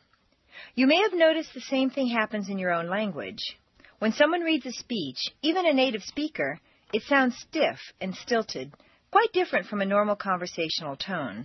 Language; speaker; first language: English; native; English